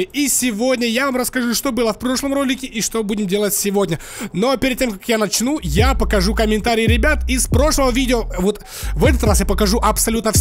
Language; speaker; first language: Russian; native; Russian